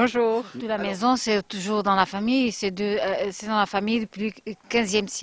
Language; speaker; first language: French; non-native, fluent; Portuguese